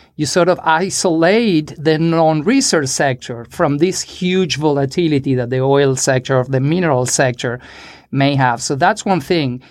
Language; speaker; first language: English; non-native, fluent; Spanish